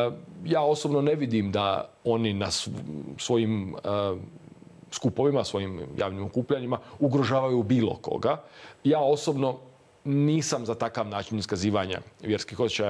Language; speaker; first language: Croatian; native; Croatian